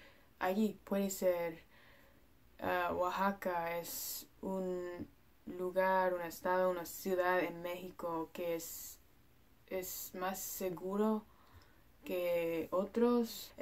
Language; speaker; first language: Spanish; non-native, learner; English